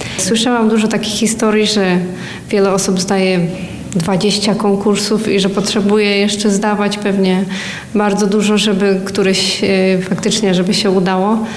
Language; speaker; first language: Polish; native; Polish